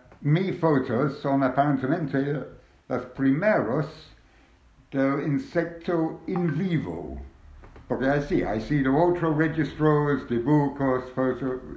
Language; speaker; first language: Spanish; non-native, learner; English